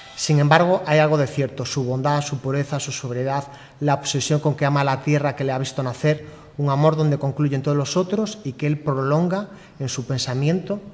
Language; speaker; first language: Spanish; native; Spanish